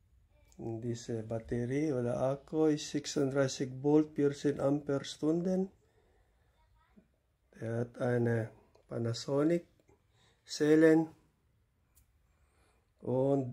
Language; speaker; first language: German; non-native, learner; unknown